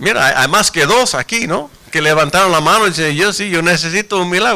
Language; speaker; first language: Spanish; non-native, fluent; English